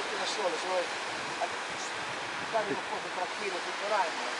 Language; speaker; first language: Italian; native; Italian